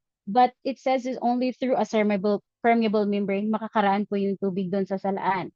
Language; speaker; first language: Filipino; native; Filipino